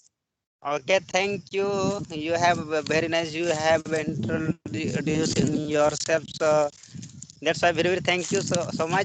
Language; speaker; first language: English; non-native, learner; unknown